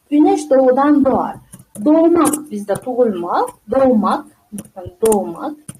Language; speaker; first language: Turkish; non-native, fluent; Uzbek